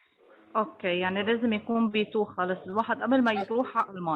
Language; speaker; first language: Arabic; native; Arabic